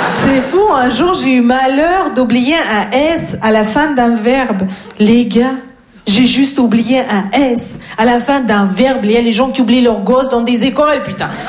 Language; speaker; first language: French; non-native, fluent; Russian